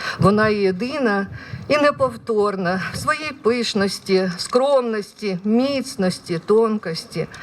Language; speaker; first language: Ukrainian; native; Ukrainian